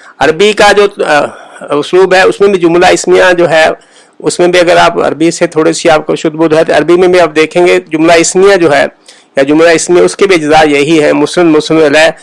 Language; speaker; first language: Urdu; native; Urdu